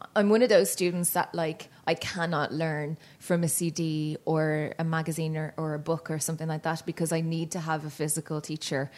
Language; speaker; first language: English; native; English